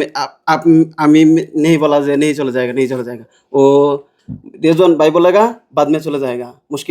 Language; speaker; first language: Hindi; non-native, learner; Bangla